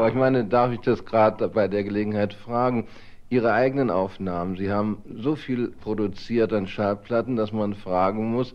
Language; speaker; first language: German; native; German